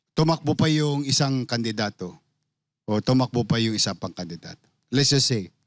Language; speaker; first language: Filipino; native; Filipino